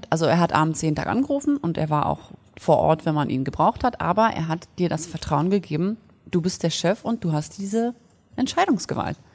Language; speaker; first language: German; early bilingual, other home language; Polish